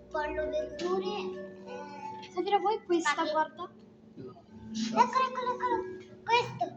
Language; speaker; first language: Italian; early bilingual, other home language; Bangla